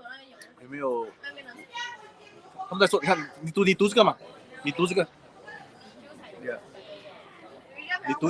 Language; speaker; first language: Chinese; early bilingual, heritage; Chinese